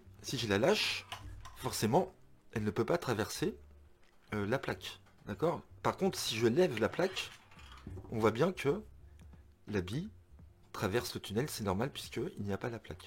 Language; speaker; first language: French; native; French